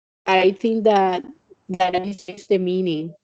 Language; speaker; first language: English; non-native, learner; Spanish